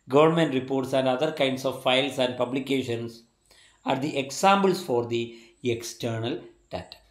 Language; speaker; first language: English; non-native, local second language; Malayalam